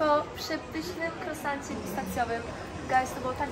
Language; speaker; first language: Polish; native; Polish